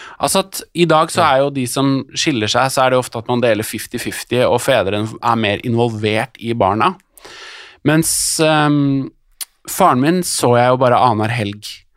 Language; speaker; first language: Norwegian; native; Norwegian